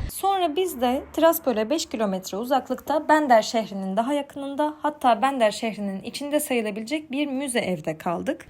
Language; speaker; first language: Turkish; native; Turkish